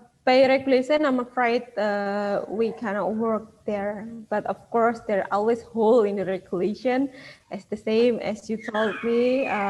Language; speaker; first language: English; non-native, fluent; Indonesian